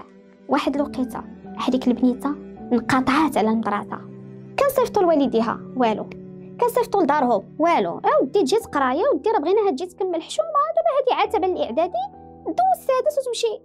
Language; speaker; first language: Arabic; native; Arabic